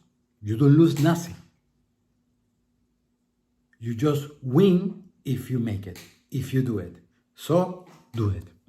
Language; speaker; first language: English; non-native, fluent; Spanish